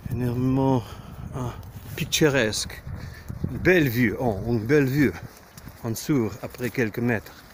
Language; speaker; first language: French; non-native, learner; Ukrainian